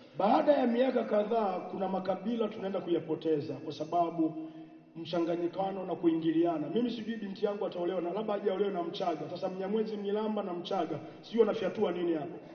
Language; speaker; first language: Swahili; native; Swahili